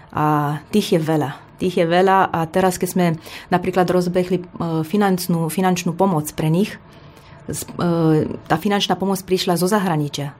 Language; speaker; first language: Slovak; non-native, fluent; Romanian